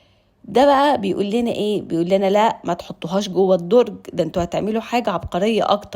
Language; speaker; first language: Arabic; native; Arabic